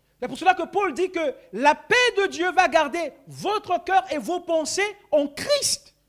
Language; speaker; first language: French; non-native, local second language; Sango